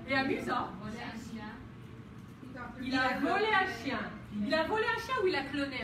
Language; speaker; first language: French; non-native, fluent; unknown